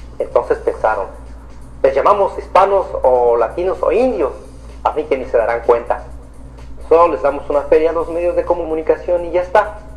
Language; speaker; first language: Spanish; native; Spanish